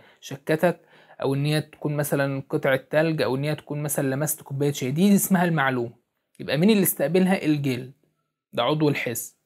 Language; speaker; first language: Arabic; native; Arabic